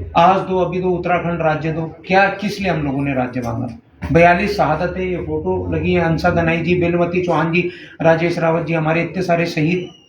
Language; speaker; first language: Hindi; native; Hindi